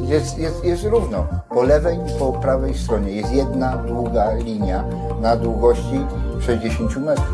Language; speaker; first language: Polish; native; Polish